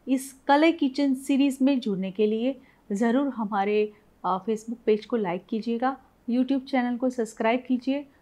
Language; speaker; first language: Hindi; non-native, local second language; Gujarati